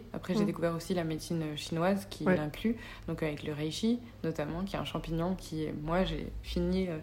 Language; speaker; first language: French; native; French